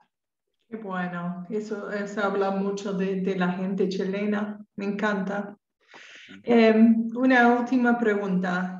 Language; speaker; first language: Spanish; non-native, fluent; English